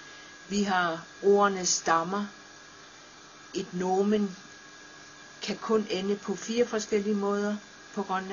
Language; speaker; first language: Danish; non-native, local second language; Kalaallisut